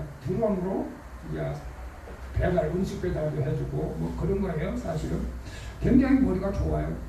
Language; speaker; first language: Korean; native; Korean